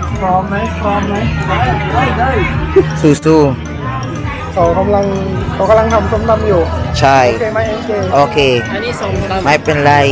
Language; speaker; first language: Thai; non-native, learner; Filipino